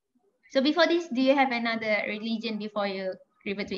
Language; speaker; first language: English; non-native, fluent; Malay